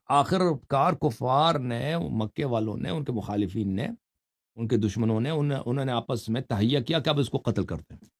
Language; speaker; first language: Urdu; non-native, fluent; Persian